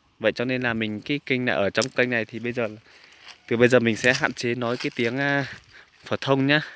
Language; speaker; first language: Vietnamese; non-native, local second language; Iu Mien